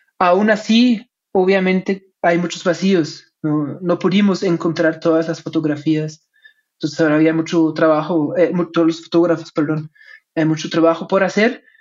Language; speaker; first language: Spanish; non-native, fluent; German